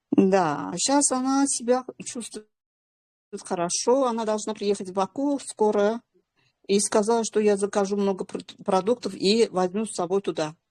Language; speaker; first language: Russian; non-native, local second language; Azerbaijani